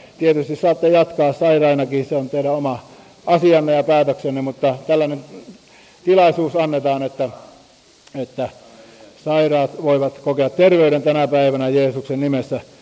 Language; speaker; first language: Finnish; native; Finnish